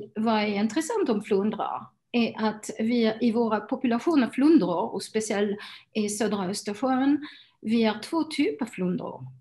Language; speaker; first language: Swedish; non-native, fluent; French